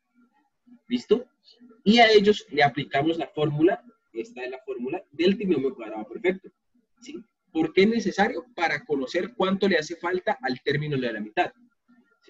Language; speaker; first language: Spanish; native; Spanish